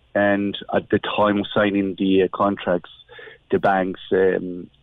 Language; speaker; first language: English; non-native, fluent; Spanish